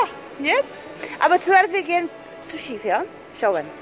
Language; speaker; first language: German; non-native, learner; Czech